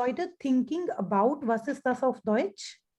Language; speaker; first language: German; non-native, fluent; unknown